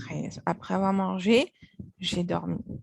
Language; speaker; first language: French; non-native, fluent; Filipino